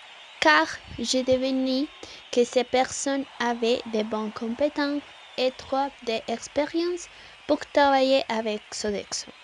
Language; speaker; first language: French; non-native, learner; Spanish